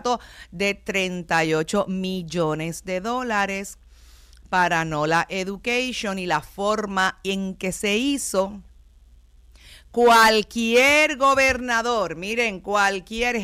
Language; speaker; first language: Spanish; native; Spanish